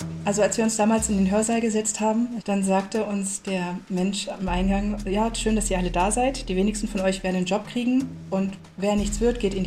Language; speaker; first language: German; native; German